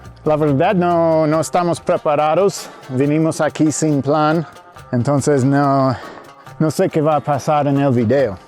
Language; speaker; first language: Spanish; non-native, fluent; English